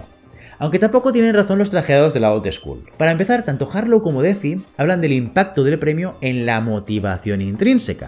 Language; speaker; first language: Spanish; native; Spanish